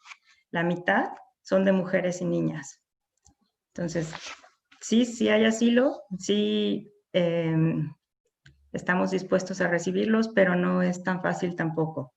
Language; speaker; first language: Spanish; native; Spanish